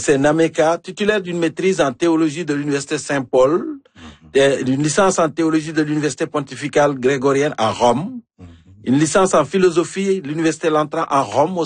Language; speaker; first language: French; native; French